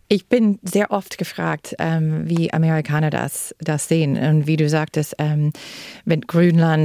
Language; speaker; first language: German; non-native, fluent; English